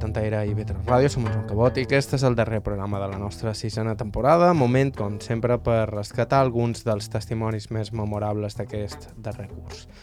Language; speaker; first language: Catalan; native; Catalan